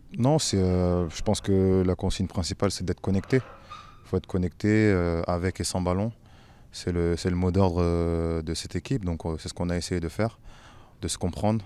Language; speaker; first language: French; native; French